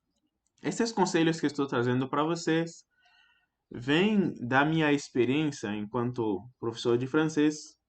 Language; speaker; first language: Portuguese; non-native, fluent; French